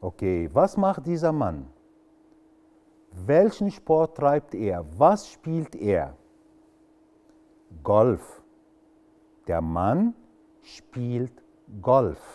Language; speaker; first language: German; non-native, fluent; Arabic